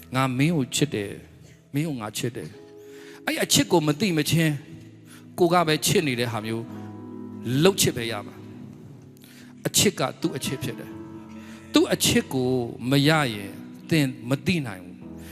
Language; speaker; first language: Burmese; native; Burmese